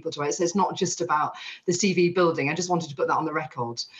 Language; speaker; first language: English; native; English